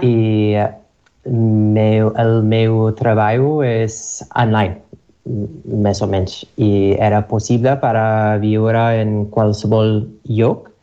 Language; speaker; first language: Catalan; non-native, learner; English